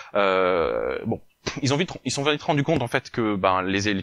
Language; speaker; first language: French; native; French